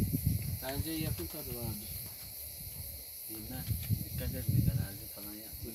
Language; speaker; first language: Turkish; native; Turkish